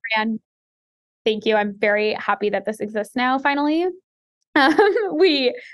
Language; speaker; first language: English; native; English